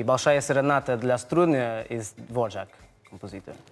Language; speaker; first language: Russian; non-native, learner; Portuguese